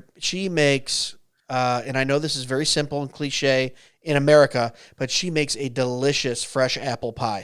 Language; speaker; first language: English; native; English